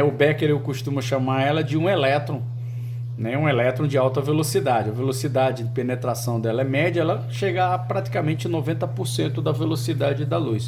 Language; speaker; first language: Portuguese; native; Portuguese